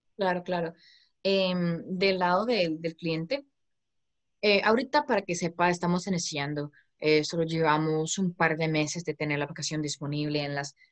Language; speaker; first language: Spanish; non-native, fluent; English